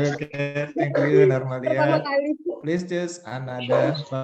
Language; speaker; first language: English; non-native, fluent; Banjar